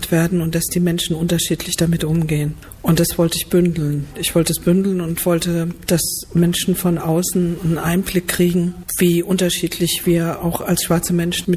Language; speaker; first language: German; native; German